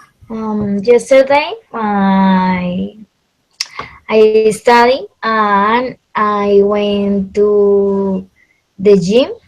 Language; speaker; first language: English; non-native, learner; Spanish